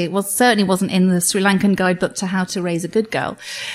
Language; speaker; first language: English; native; English